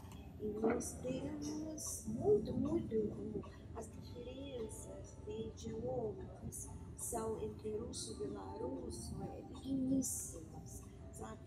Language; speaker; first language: Portuguese; non-native, fluent; Russian